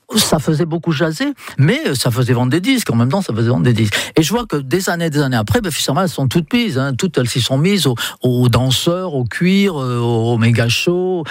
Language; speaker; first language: French; non-native, fluent; English